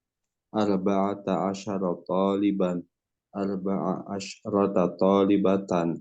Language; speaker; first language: Arabic; non-native, learner; Indonesian